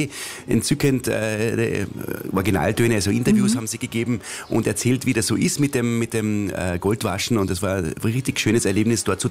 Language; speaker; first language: German; native; German